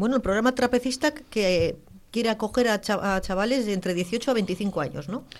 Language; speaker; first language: Spanish; native; Spanish